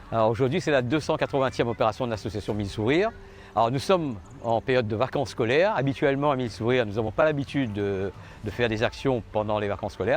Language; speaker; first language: French; native; French